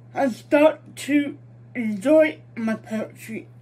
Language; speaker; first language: English; native; English